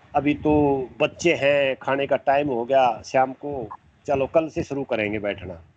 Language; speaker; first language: Hindi; native; Hindi